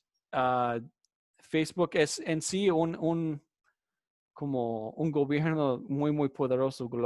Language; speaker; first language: Spanish; non-native, fluent; English